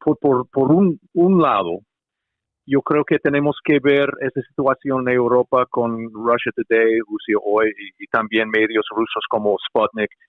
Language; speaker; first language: Spanish; non-native, fluent; English